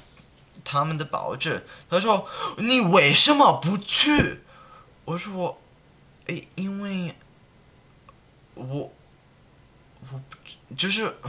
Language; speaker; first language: Chinese; non-native, learner; English